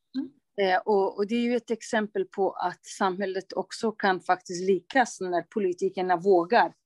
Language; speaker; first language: Swedish; non-native, local second language; Kurdish